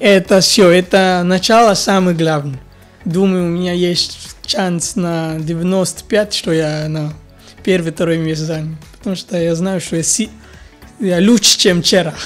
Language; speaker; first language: Russian; non-native, fluent; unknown